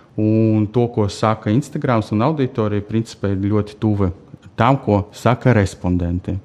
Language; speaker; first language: Latvian; non-native, local second language; Russian